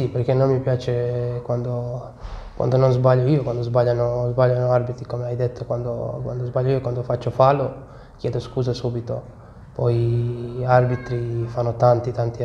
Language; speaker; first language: Italian; non-native, learner; Serbian